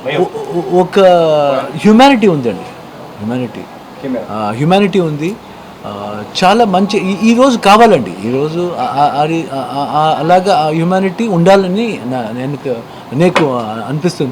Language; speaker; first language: Telugu; non-native, learner; Kannada